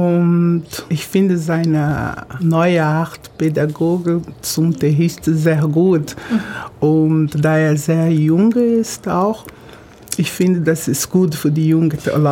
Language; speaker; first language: German; non-native, fluent; Portuguese